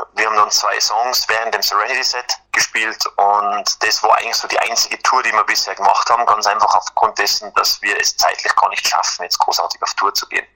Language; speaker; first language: German; native; German